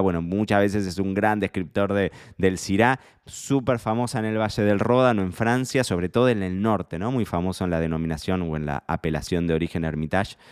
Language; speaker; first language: Spanish; native; Spanish